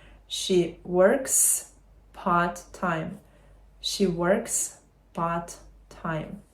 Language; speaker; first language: English; non-native, fluent; Ukrainian